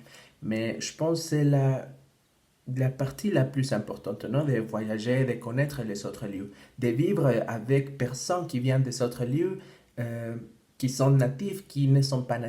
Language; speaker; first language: French; non-native, fluent; Spanish